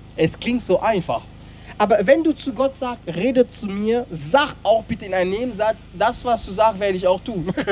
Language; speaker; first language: German; non-native, fluent; French